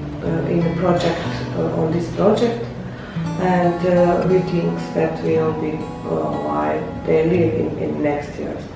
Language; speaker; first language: English; non-native, learner; Bosnian